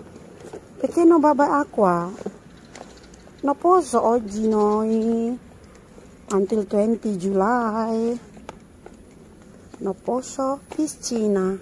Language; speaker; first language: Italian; non-native, learner; Indonesian